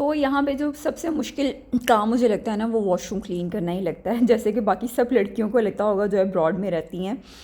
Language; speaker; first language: Urdu; native; Urdu